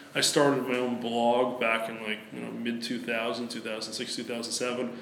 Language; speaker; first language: English; native; English